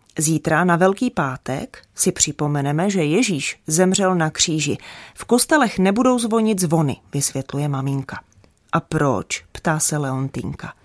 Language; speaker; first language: Czech; native; Czech